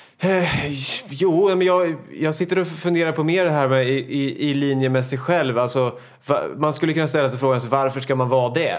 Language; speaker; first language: Swedish; native; Swedish